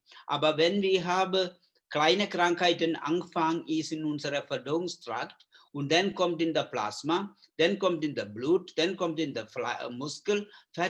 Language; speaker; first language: German; non-native, learner; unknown